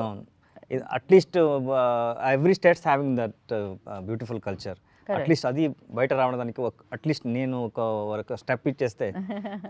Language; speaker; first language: Telugu; non-native, learner; Kannada